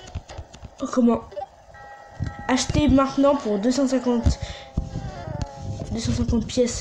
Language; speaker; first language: French; native; French